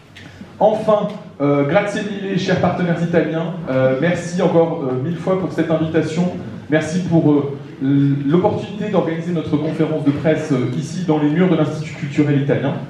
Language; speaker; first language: French; native; French